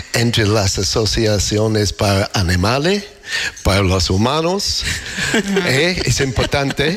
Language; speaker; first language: Spanish; non-native, learner; English